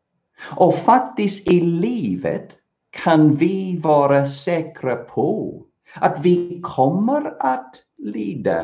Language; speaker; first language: Swedish; non-native, fluent; English